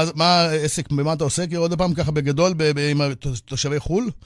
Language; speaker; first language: Hebrew; native; Hebrew